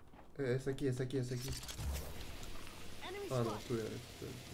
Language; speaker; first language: Spanish; non-native, learner; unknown